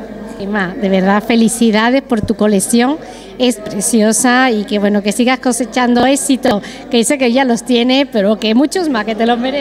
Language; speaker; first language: Spanish; native; Spanish